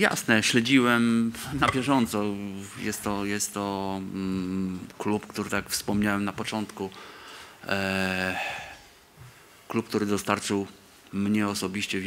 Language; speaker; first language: Polish; native; Polish